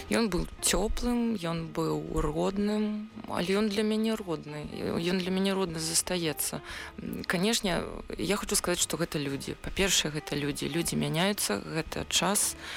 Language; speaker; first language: Belarusian; non-native, local second language; Russian